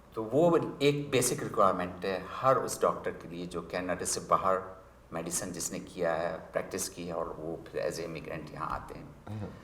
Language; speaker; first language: Urdu; native; Urdu